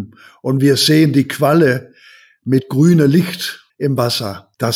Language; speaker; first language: German; non-native, learner; Danish